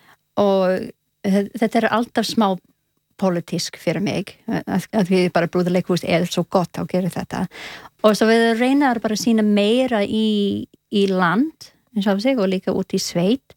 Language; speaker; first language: Icelandic; non-native, learner; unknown